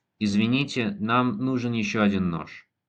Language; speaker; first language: Russian; non-native, fluent; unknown